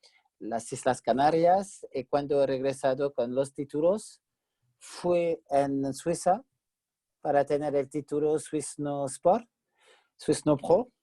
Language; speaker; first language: Spanish; non-native, fluent; French